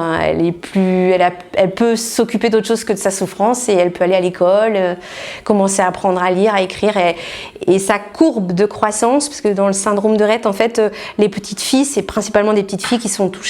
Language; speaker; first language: French; native; French